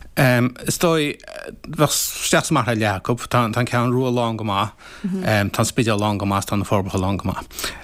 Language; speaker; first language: Irish; native; Irish